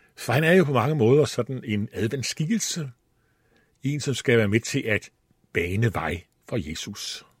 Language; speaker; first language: Danish; native; Danish